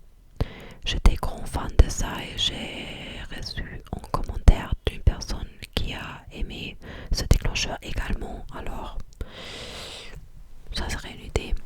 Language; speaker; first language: French; non-native, learner; English